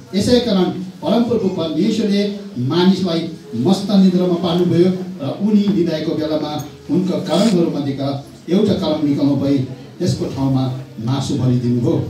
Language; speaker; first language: Nepali; non-native, local second language; Sherpa